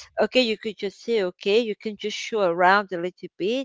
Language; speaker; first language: English; non-native, fluent; French